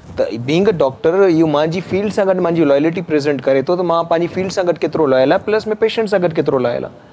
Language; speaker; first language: Sindhi; native; Sindhi